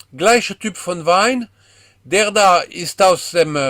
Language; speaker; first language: German; non-native, fluent; French